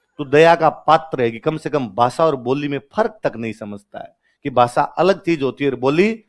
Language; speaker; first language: Hindi; non-native, local second language; Rajasthani